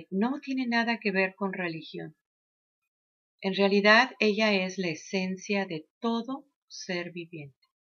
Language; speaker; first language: Spanish; native; Spanish